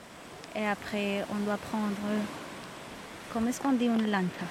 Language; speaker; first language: French; non-native, learner; Spanish